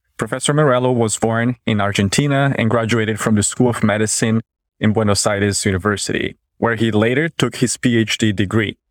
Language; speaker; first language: English; non-native, fluent; Portuguese